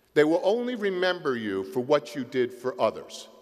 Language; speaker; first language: English; native; English